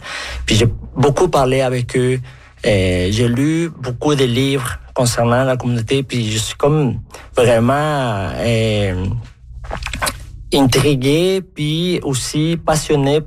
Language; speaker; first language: French; non-native, fluent; Spanish